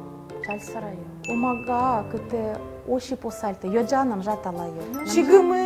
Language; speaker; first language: Korean; non-native, fluent; Russian